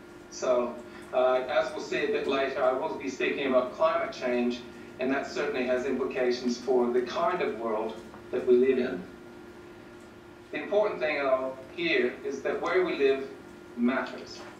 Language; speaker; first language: English; native; English